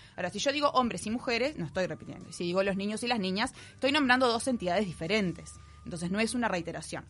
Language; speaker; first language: Spanish; native; Spanish